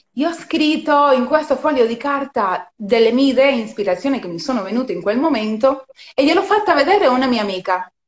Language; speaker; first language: Italian; non-native, fluent; Spanish